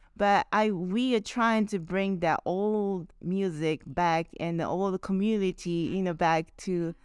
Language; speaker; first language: English; non-native, fluent; Japanese